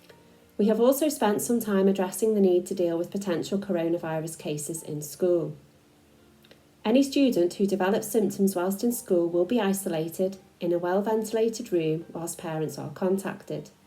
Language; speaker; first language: English; native; English